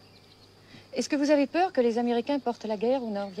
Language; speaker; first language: French; native; French